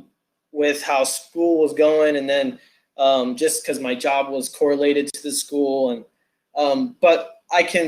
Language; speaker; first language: English; native; English